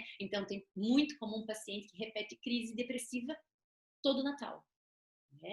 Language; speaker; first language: Portuguese; native; Portuguese